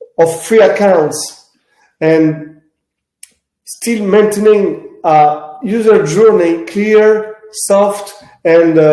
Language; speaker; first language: English; non-native, fluent; Italian